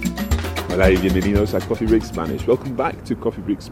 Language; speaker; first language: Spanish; non-native, fluent; English